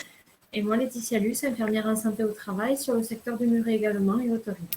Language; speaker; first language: French; native; French